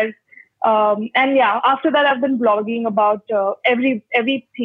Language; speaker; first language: English; non-native, local second language; Hindi